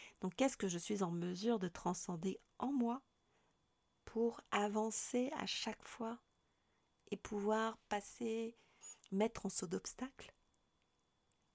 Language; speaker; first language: French; native; French